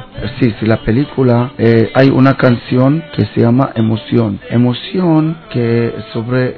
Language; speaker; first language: Spanish; non-native, learner; Hebrew